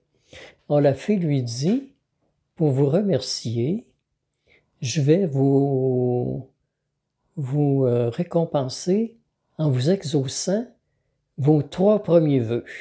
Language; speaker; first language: French; native; French